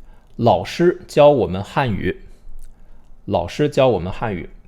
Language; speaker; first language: Chinese; non-native, fluent; English